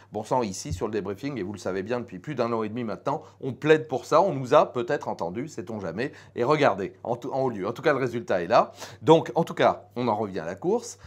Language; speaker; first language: French; native; French